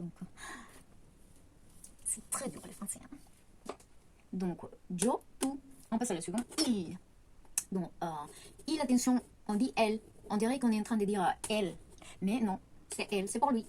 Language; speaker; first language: French; non-native, fluent; Spanish